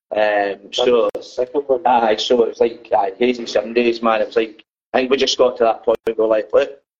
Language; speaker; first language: English; native; English